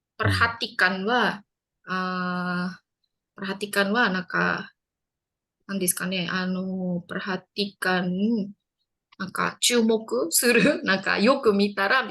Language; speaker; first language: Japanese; non-native, fluent; Indonesian